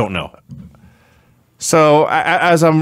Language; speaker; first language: English; native; English